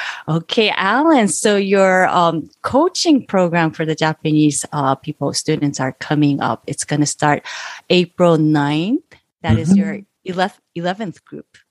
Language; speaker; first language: English; non-native, fluent; Japanese